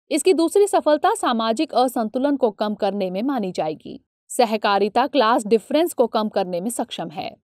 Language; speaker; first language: Hindi; native; Hindi